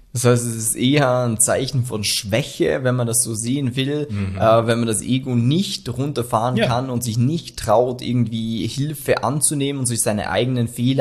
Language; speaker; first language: German; native; German